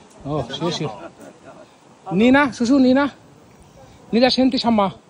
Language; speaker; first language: Chinese; non-native, learner; Bangla